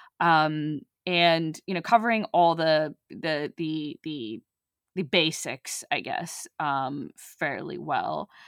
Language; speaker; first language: English; early bilingual, other home language; Urdu